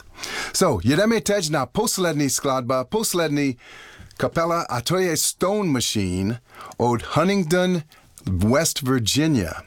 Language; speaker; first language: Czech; non-native, learner; English